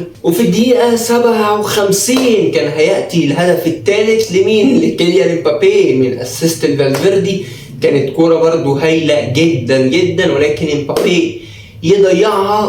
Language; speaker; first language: Arabic; native; Arabic